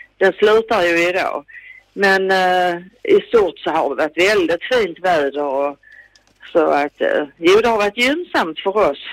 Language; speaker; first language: Swedish; native; Swedish